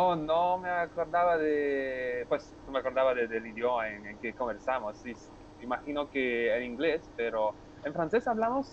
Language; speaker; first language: Spanish; non-native, fluent; French